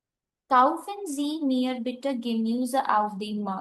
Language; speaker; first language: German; non-native, learner; Hindi